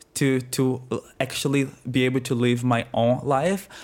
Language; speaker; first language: English; non-native, fluent; Portuguese